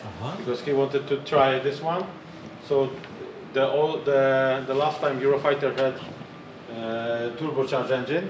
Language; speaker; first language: English; non-native, fluent; Polish